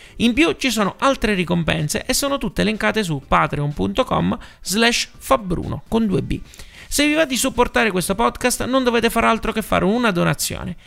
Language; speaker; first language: Italian; native; Italian